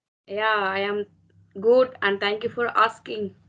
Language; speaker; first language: English; non-native, learner; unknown